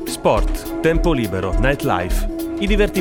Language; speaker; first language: Italian; native; Italian